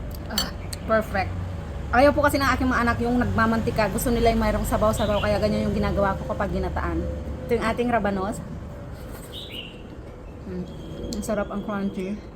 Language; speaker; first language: Filipino; non-native, local second language; Iloko